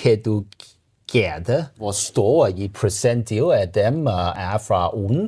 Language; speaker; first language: Danish; non-native, learner; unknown